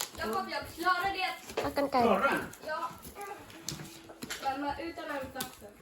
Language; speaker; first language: Swedish; non-native, learner; Thai